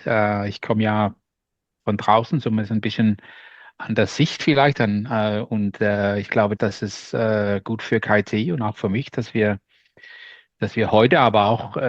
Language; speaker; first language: German; non-native, learner; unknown